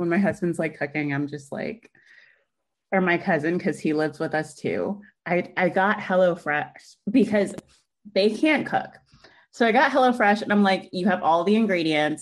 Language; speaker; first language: English; native; English